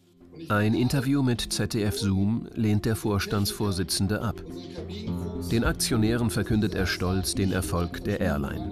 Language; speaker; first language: German; native; German